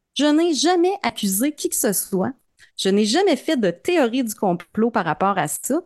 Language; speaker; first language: French; native; French